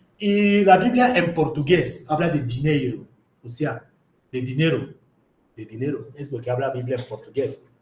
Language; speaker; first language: Spanish; non-native, fluent; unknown